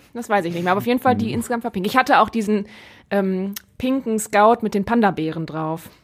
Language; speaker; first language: German; native; German